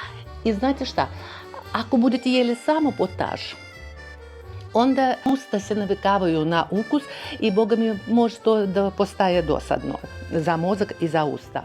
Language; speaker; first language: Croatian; non-native, fluent; Russian